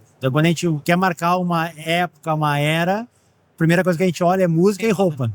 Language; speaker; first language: Portuguese; native; Portuguese